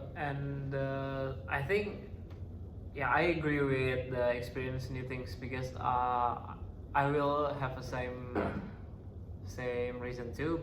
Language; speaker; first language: English; non-native, learner; Indonesian